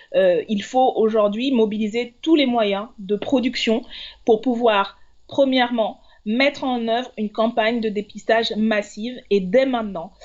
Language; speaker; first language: French; native; French